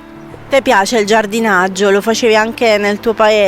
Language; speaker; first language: Italian; native; Italian